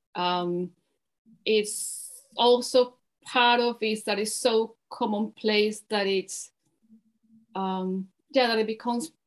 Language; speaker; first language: English; non-native, fluent; Spanish